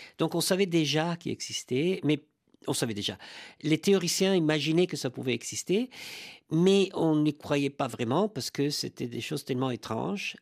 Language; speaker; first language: French; non-native, fluent; Italian